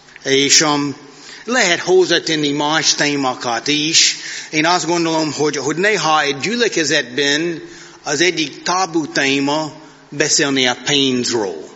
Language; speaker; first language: Hungarian; non-native, fluent; English